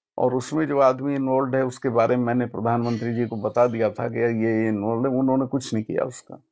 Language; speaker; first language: Hindi; native; Hindi